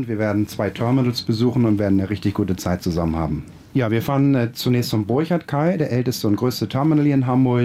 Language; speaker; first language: German; native; German